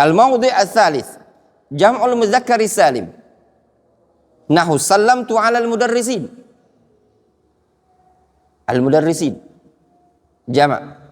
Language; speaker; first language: Arabic; non-native, fluent; Indonesian